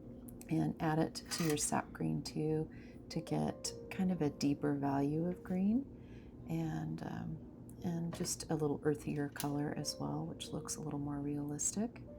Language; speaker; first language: English; native; English